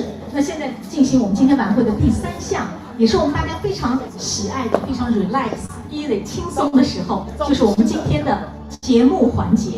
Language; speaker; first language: Chinese; native; Chinese